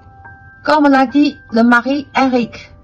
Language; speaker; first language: French; non-native, fluent; Chinese